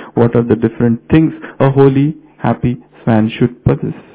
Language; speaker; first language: English; non-native, local second language; Marathi